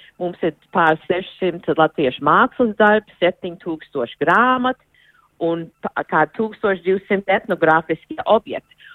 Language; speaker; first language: Latvian; early bilingual, heritage; Latvian